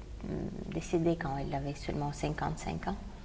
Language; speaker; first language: French; non-native, fluent; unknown